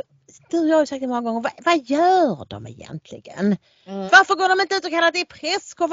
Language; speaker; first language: Swedish; native; Swedish